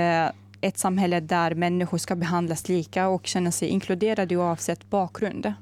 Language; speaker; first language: Swedish; non-native, fluent; Arabic